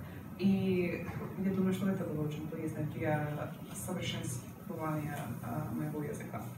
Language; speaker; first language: Russian; non-native, learner; English